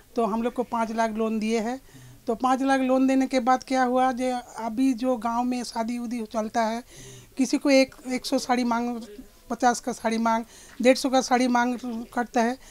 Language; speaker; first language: Hindi; native; Hindi